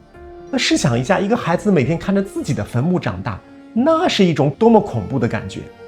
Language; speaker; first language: Chinese; native; Chinese